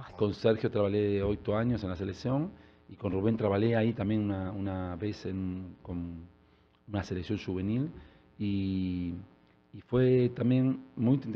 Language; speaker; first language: Portuguese; non-native, learner; Spanish